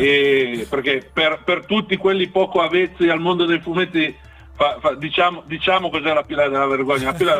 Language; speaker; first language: Italian; native; Italian